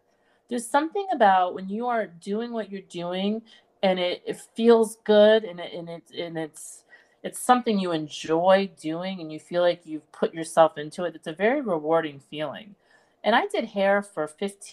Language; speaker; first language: English; native; English